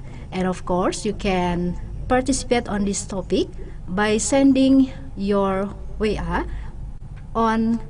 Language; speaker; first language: English; non-native, local second language; Indonesian